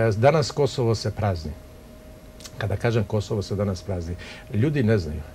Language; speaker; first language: Serbian; non-native, local second language; Albanian